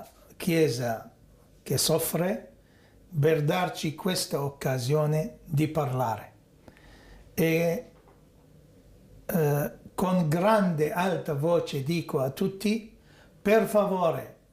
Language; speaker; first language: Italian; non-native, fluent; Arabic